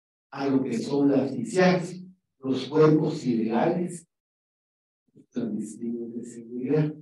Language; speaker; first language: Spanish; native; Spanish